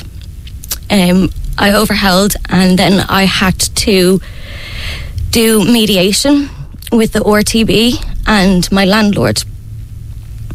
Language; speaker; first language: English; native; English